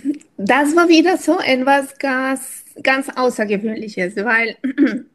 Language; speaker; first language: German; non-native, fluent; Spanish